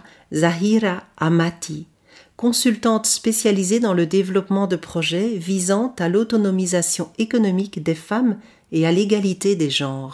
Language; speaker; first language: French; native; French